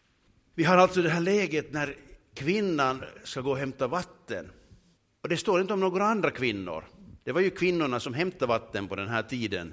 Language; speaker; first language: Swedish; native; Swedish